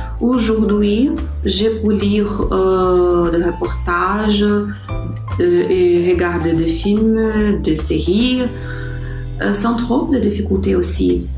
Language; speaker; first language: French; non-native, learner; Portuguese